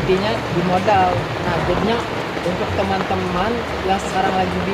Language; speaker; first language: Indonesian; native; Indonesian